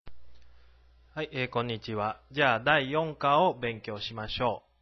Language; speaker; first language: Japanese; non-native, fluent; Chinese